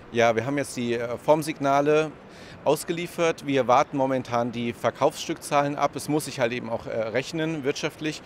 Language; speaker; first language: German; native; German